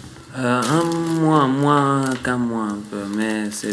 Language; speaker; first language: French; non-native, learner; Arabic